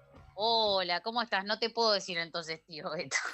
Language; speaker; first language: Spanish; native; Spanish